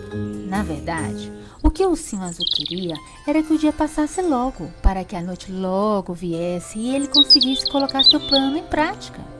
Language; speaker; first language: Portuguese; native; Portuguese